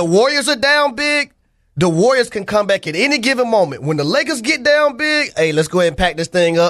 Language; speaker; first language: English; native; English